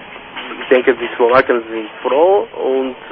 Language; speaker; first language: German; non-native, fluent; Slovak